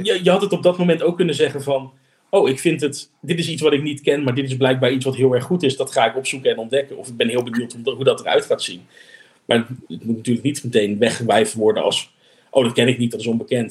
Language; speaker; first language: Dutch; native; Dutch